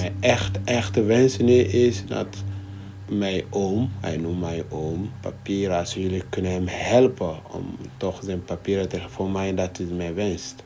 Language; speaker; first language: Dutch; non-native, fluent; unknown